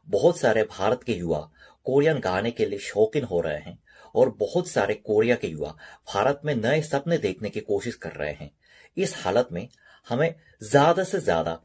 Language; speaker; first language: Hindi; non-native, learner; Korean